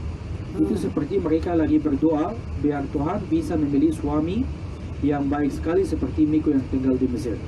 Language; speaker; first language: Indonesian; non-native, fluent; Arabic